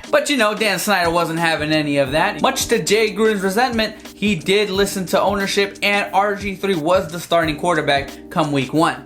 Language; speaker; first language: English; native; English